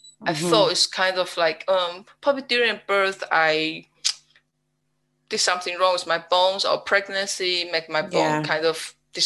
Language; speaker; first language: English; non-native, fluent; Chinese